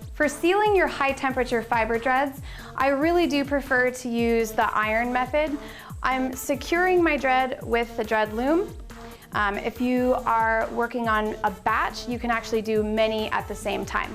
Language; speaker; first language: English; native; English